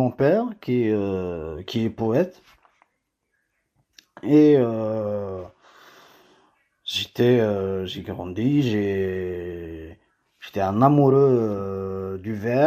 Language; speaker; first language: French; non-native, local second language; Kabyle